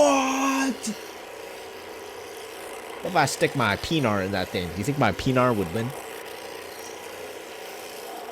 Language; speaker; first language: English; native; English